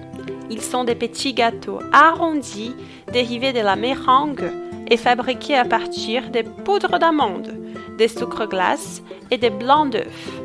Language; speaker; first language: French; non-native, fluent; Portuguese